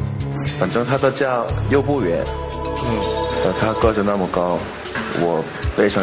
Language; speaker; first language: Chinese; non-native, fluent; Korean